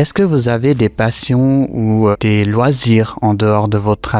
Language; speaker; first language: French; native; French